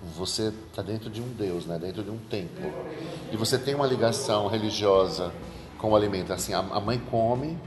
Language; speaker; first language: Portuguese; native; Portuguese